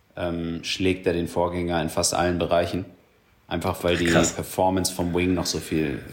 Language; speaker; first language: German; native; German